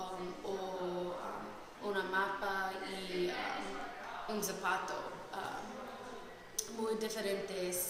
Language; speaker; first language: Spanish; non-native, learner; English